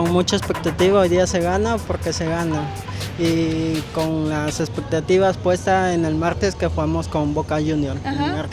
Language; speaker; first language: Spanish; native; Spanish